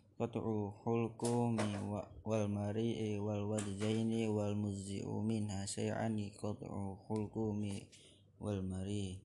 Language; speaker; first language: Arabic; non-native, learner; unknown